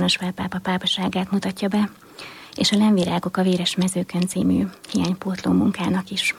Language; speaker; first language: Hungarian; native; Hungarian